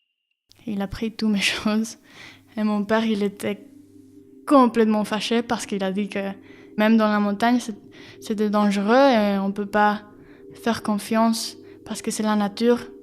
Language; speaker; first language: French; non-native, fluent; Spanish